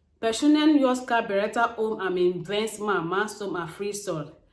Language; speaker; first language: Swedish; non-native, learner; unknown